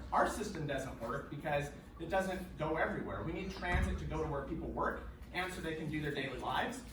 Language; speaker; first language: English; native; English